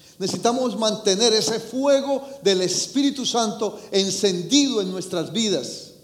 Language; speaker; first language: Spanish; native; Spanish